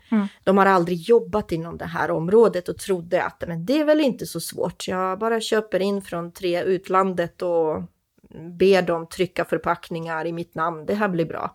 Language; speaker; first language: Swedish; non-native, fluent; Croatian